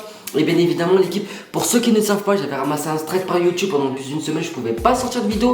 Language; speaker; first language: French; native; French